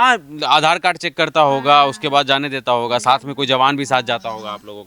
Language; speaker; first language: Hindi; native; Hindi